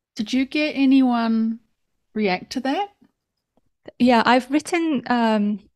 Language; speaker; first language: English; non-native, fluent; Japanese